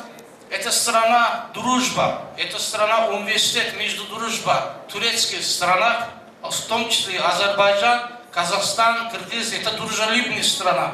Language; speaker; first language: Russian; non-native, fluent; Azerbaijani